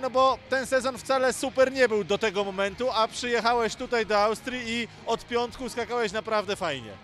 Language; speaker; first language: Polish; native; Polish